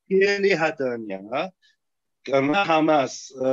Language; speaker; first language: Indonesian; non-native, fluent; Arabic